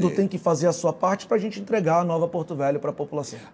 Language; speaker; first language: Portuguese; native; Portuguese